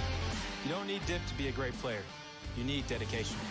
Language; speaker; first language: English; native; English